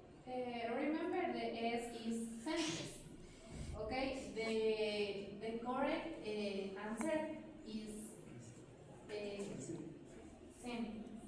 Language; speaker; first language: English; non-native, learner; Spanish